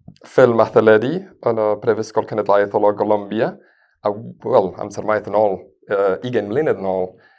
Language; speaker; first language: Welsh; non-native, learner; Spanish